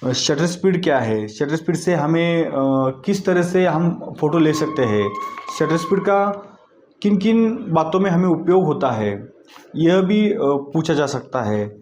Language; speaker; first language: Hindi; non-native, local second language; Marathi